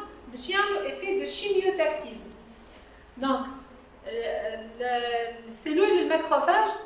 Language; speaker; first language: French; non-native, local second language; Arabic